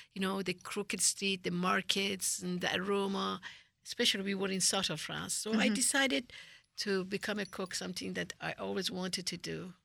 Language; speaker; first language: English; non-native, fluent; Persian